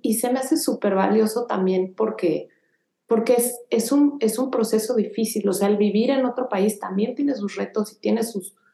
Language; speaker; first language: Spanish; native; Spanish